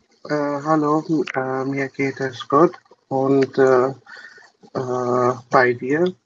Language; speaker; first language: German; non-native, learner; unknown